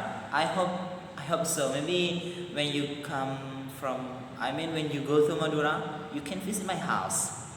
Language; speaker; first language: English; non-native, learner; Madurese